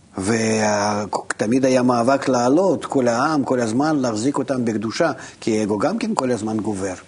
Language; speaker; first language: Hebrew; non-native, fluent; Russian